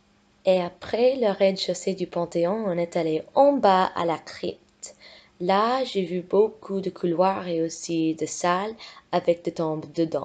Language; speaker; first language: French; non-native, fluent; English